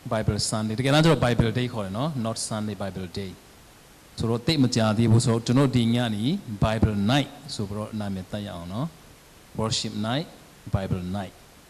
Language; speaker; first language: Burmese; non-native, local second language; Tedim Chin